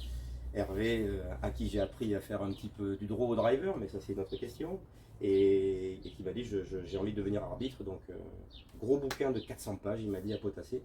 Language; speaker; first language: French; native; French